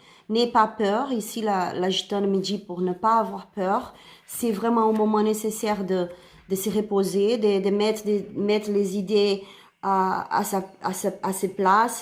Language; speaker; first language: French; non-native, learner; Spanish